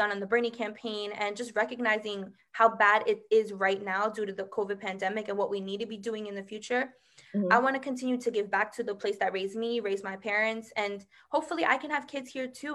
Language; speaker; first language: English; native; English